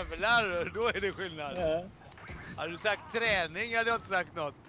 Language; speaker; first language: Swedish; native; Swedish